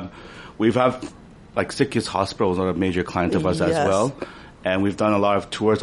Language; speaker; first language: English; native; English